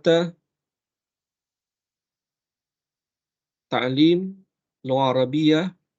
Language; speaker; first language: Arabic; non-native, fluent; Malay